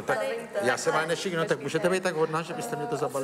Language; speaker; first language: Czech; native; Czech